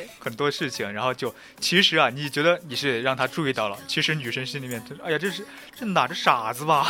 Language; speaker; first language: Chinese; native; Chinese